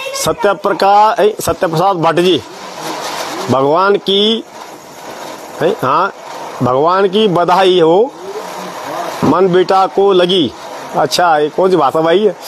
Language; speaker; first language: Hindi; non-native, local second language; Garhwali